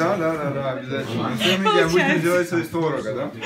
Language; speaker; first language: Russian; non-native, fluent; Georgian